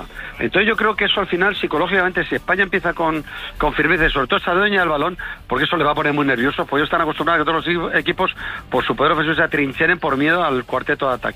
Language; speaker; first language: Spanish; native; Spanish